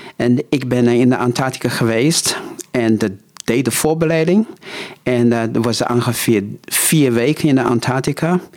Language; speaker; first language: Dutch; non-native, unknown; Chinese